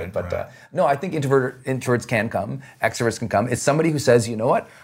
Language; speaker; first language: English; native; English